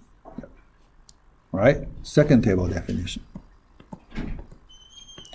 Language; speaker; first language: English; non-native, fluent; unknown